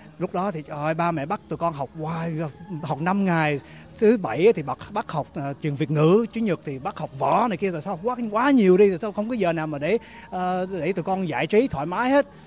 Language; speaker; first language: Vietnamese; early bilingual, heritage; Vietnamese